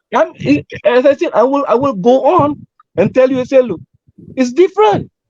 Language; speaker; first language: English; non-native, local second language; Malay